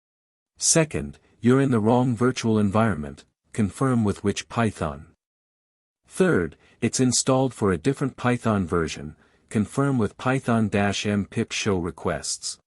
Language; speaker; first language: English; native; English